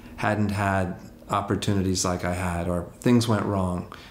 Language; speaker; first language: English; native; English